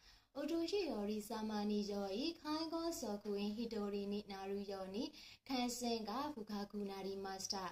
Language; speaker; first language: Japanese; non-native, learner; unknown